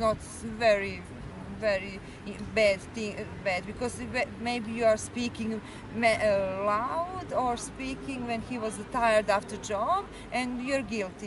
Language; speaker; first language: English; non-native, learner; Serbian